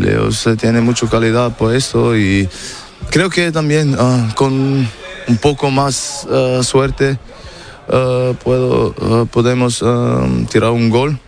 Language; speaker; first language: Spanish; non-native, fluent; German